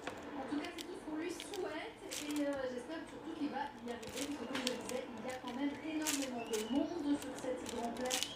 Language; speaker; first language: French; native; French